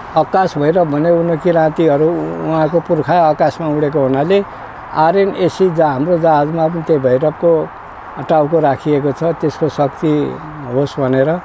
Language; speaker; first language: Nepali; non-native, local second language; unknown